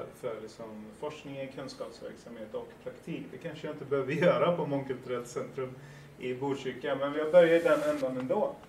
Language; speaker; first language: Swedish; early bilingual, other home language; Persian